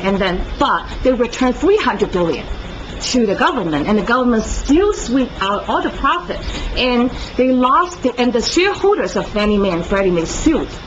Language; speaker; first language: English; non-native, fluent; Chinese